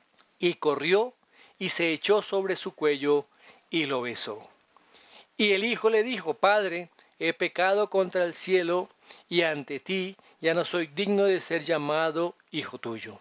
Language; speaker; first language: Spanish; native; Spanish